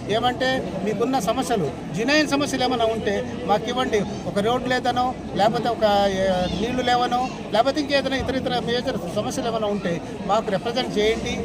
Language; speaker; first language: Telugu; non-native, local second language; Lambadi